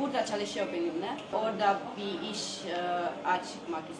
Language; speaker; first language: Turkish; non-native, learner; Croatian